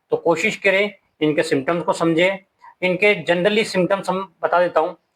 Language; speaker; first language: Hindi; native; Hindi